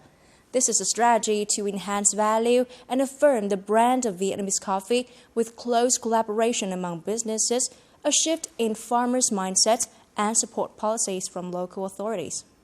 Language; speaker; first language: English; non-native, fluent; Vietnamese